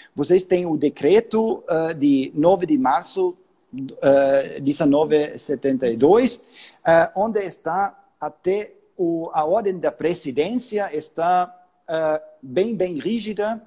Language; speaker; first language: Portuguese; non-native, fluent; German